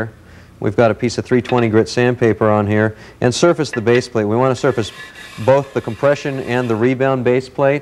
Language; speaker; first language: English; native; English